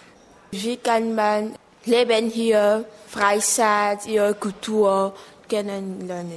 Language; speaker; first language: German; non-native, learner; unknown